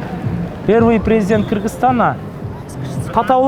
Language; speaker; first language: Russian; non-native, local second language; Kyrgyz